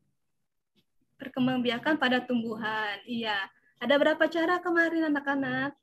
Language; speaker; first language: Indonesian; native; Indonesian